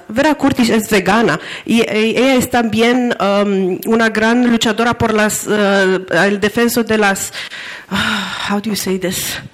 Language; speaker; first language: Spanish; non-native, learner; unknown